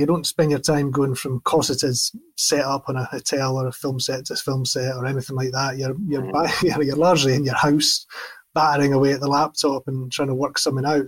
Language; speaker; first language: English; native; English